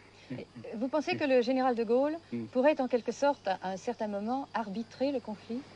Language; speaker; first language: French; native; French